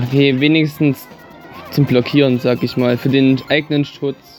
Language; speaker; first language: German; native; German